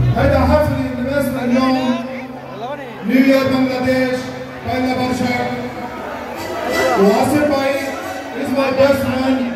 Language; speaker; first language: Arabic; non-native, learner; Bangla